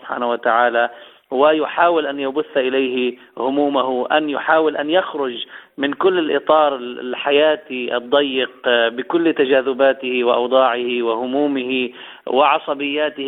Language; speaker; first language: Arabic; native; Arabic